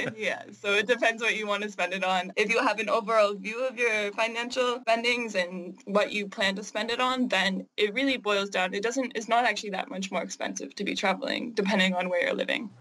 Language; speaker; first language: English; native; English